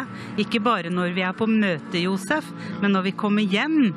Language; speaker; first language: Norwegian; native; Norwegian